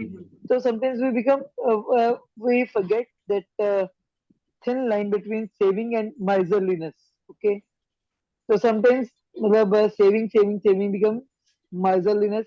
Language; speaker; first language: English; non-native, local second language; Hindi